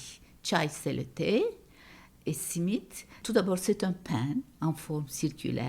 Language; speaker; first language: French; non-native, fluent; Turkish